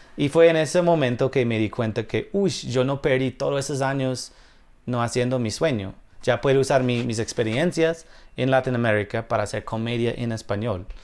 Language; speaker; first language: Spanish; non-native, fluent; English